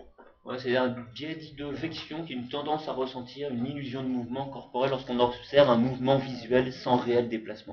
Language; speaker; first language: French; native; French